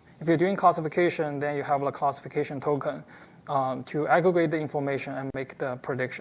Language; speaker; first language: English; non-native, fluent; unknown